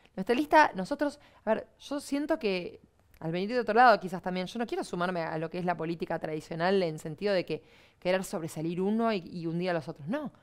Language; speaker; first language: Spanish; native; Spanish